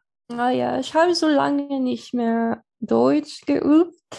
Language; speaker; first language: German; non-native, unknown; Spanish